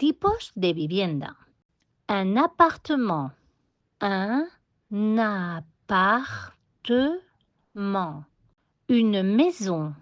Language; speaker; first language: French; non-native, fluent; Spanish